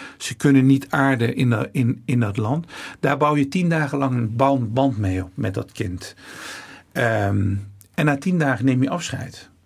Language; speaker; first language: Dutch; early bilingual, other home language; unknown